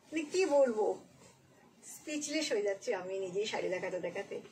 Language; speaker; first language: Hindi; non-native, local second language; Bangla